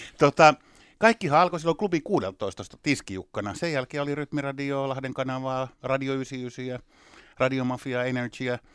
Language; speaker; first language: Finnish; native; Finnish